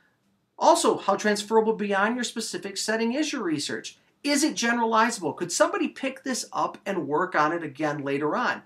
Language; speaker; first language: English; native; English